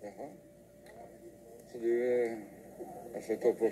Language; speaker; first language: Norwegian; native; Norwegian